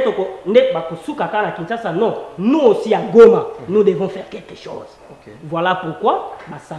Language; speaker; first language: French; non-native, local second language; Lingala